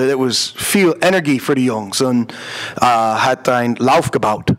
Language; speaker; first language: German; non-native, learner; English